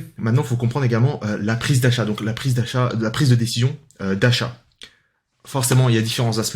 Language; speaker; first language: French; native; French